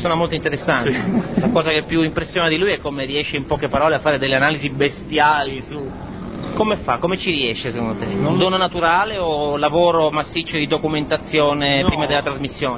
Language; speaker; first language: Italian; native; Italian